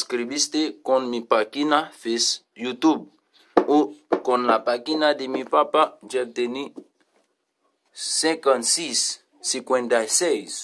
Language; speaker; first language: Spanish; non-native, learner; Haitian Creole